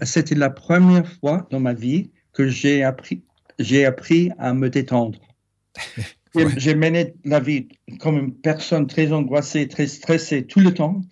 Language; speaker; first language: French; non-native, fluent; English